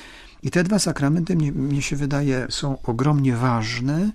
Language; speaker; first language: Polish; native; Polish